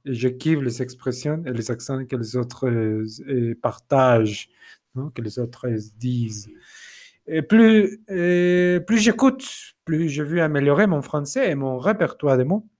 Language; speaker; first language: French; non-native, fluent; Spanish